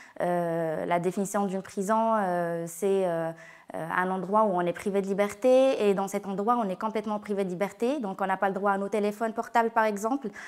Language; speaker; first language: French; non-native, local second language; Arabic